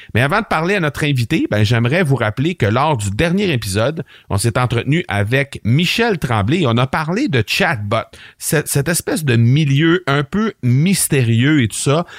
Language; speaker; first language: French; native; French